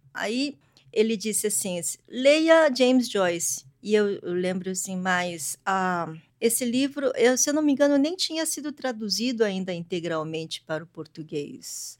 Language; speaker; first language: Portuguese; early bilingual, other home language; Korean